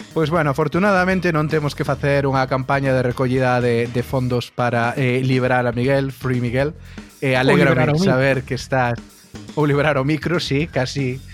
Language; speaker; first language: Galician; native; Galician